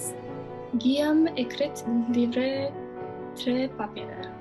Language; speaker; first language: French; non-native, learner; English